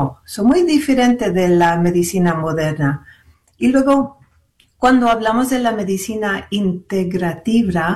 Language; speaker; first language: Spanish; early bilingual, heritage; Spanish